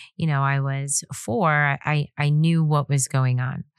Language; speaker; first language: English; native; English